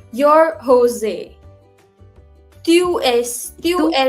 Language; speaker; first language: Spanish; non-native, learner; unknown